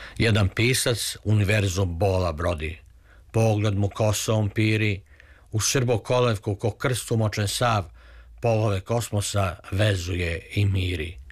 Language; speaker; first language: Serbian; native; Serbian